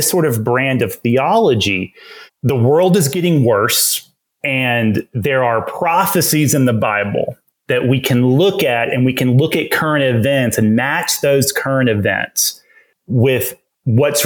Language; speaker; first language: English; native; English